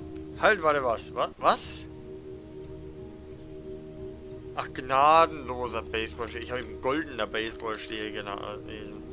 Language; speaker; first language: German; native; German